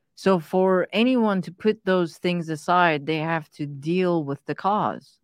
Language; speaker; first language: English; early bilingual, other home language; Persian